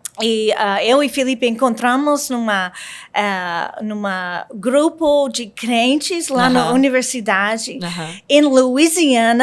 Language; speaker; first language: Portuguese; non-native, learner; English